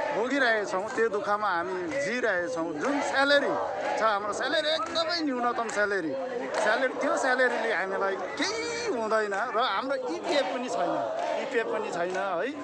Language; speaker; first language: Nepali; native; Nepali